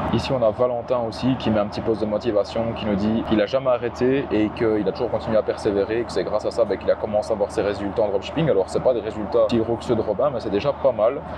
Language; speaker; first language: French; native; French